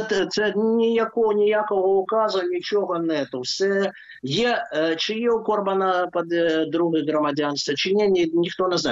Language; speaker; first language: Ukrainian; non-native, local second language; Russian